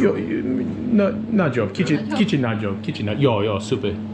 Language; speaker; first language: Hungarian; non-native, learner; English